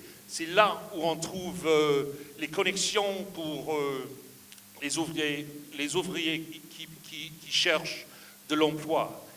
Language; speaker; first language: French; non-native, fluent; English